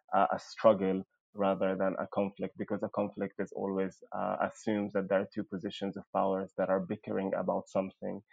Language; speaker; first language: English; non-native, fluent; Arabic